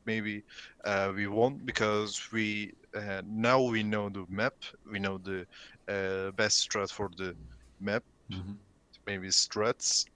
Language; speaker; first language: English; non-native, learner; Turkish